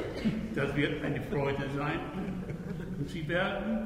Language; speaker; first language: German; non-native, fluent; Spanish